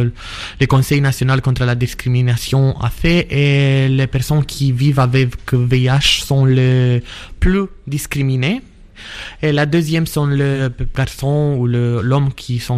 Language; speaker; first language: French; non-native, learner; Romanian